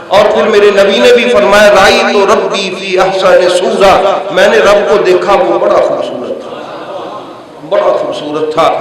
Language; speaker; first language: Urdu; non-native, local second language; Punjabi